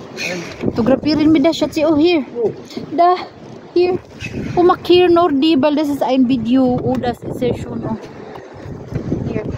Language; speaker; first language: German; non-native, learner; Filipino